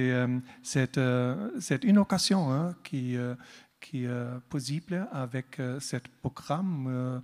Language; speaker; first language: French; non-native, learner; German